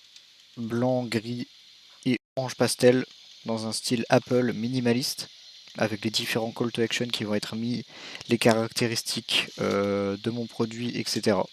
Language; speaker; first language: French; native; French